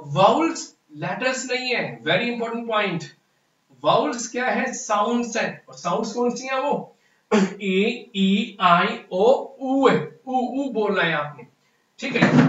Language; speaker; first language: Hindi; non-native, local second language; Punjabi